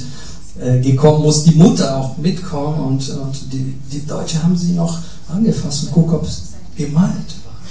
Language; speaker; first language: German; non-native, fluent; Portuguese